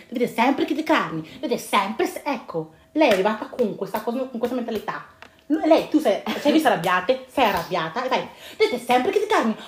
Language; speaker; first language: Italian; early bilingual, other home language; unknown